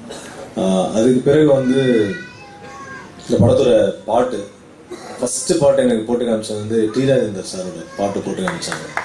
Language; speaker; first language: Tamil; native; Tamil